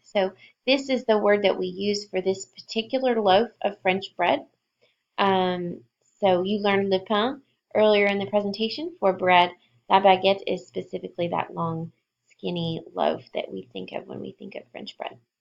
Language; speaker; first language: English; native; English